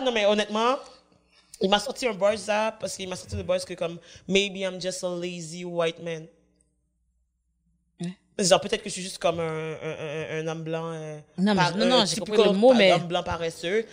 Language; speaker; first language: French; native; French